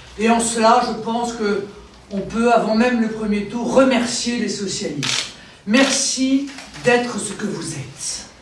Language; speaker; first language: French; native; French